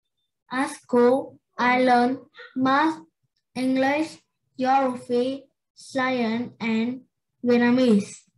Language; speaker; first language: English; non-native, learner; Vietnamese